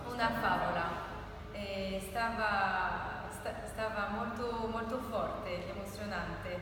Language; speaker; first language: Italian; non-native, learner; Arabic